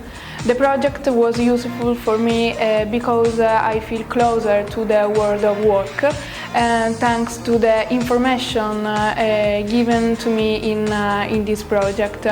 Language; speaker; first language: English; non-native, fluent; Italian